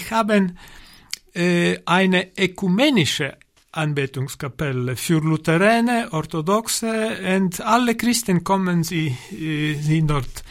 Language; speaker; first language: German; non-native, learner; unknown